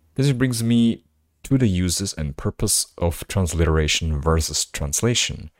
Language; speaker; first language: English; non-native, fluent; Slovak